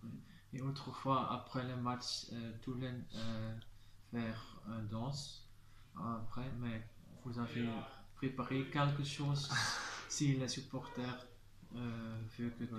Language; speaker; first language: French; non-native, learner; Dutch